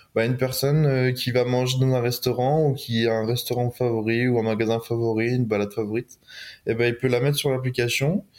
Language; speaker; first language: French; native; French